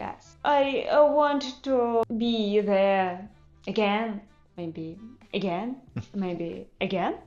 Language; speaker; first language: English; non-native, learner; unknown